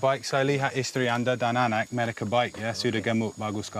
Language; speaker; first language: Indonesian; non-native, learner; English